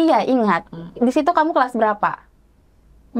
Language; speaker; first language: Indonesian; native; Indonesian